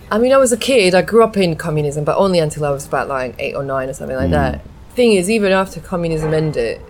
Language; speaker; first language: English; non-native, fluent; Slovak